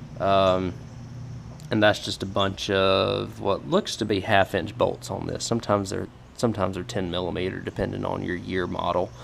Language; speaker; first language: English; native; English